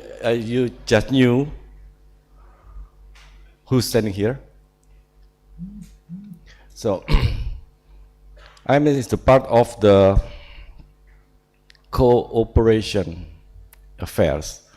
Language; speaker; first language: English; non-native, learner; Indonesian